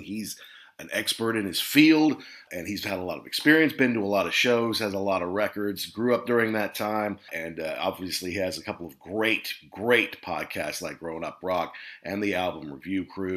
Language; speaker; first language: English; native; English